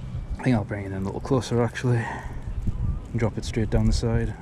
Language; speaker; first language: English; native; English